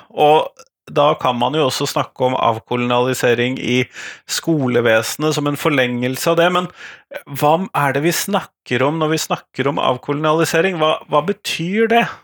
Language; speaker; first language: Norwegian; native; Norwegian